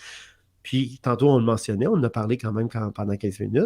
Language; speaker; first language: French; native; French